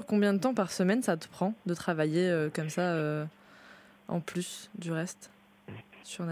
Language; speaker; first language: French; native; French